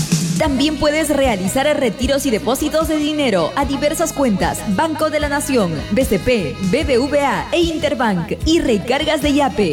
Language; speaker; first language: Spanish; native; Spanish